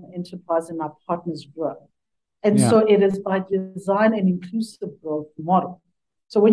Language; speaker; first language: English; non-native, local second language; Northern Sotho